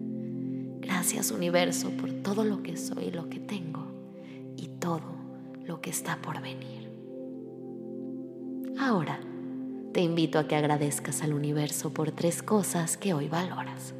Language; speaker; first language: Spanish; native; Spanish